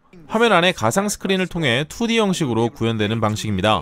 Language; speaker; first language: Korean; native; Korean